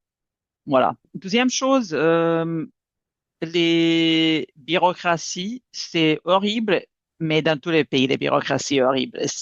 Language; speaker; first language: French; non-native, fluent; Serbian